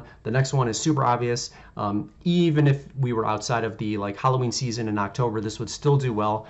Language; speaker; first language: English; native; English